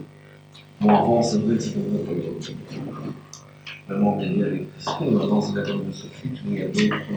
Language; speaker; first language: French; native; French